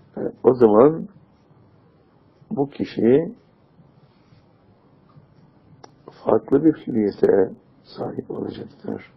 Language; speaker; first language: Turkish; native; Turkish